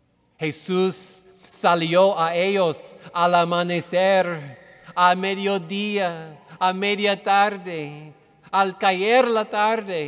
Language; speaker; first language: Spanish; non-native, fluent; English